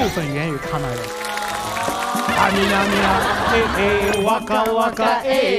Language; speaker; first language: Chinese; non-native, fluent; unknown